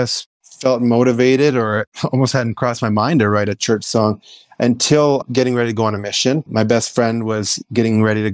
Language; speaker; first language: English; native; English